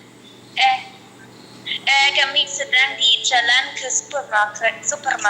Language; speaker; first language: Indonesian; non-native, fluent; German